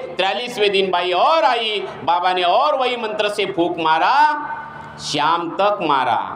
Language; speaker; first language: Hindi; non-native, local second language; Marathi